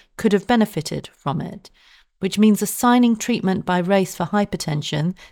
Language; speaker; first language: English; native; English